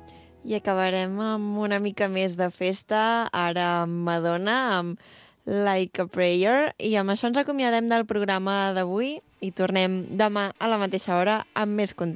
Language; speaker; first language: Catalan; native; Catalan